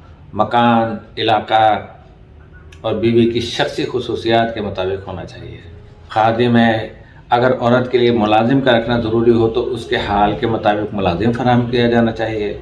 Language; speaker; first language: Urdu; native; Urdu